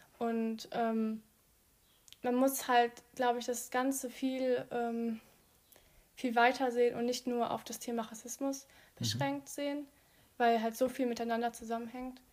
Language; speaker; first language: German; early bilingual, other home language; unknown